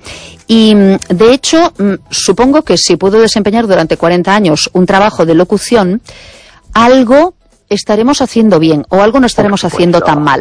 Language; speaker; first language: Spanish; native; Spanish